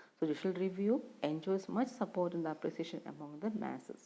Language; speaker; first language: English; non-native, local second language; Malayalam